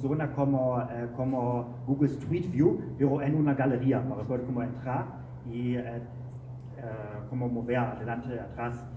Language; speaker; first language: Spanish; non-native, learner; German